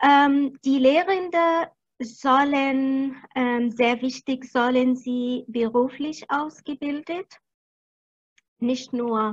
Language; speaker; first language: German; non-native, fluent; Arabic